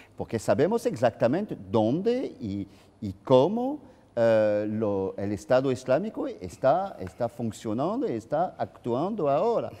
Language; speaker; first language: Spanish; non-native, fluent; French